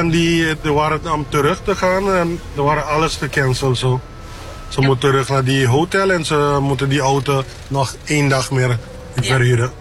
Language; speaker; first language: Dutch; non-native, local second language; Papiamento